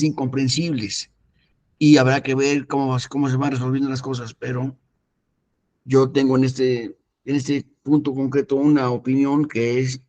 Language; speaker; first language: Spanish; native; Spanish